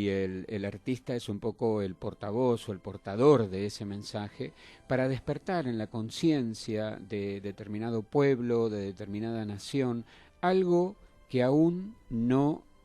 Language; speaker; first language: Spanish; native; Spanish